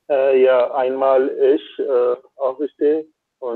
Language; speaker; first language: German; non-native, learner; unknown